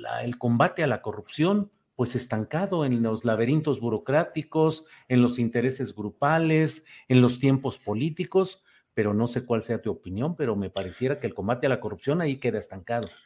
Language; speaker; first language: Spanish; native; Spanish